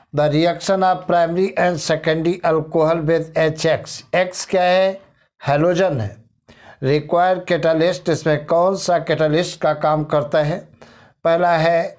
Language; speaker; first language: Hindi; native; Hindi